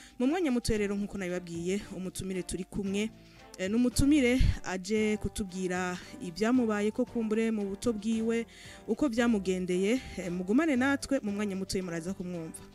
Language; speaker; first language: Rundi; native; Rundi